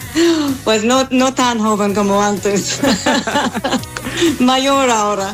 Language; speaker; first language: Spanish; non-native, fluent; English